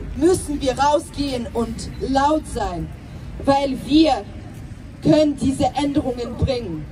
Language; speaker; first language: German; non-native, fluent; Ukrainian